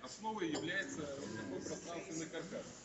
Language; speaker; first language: Russian; native; Russian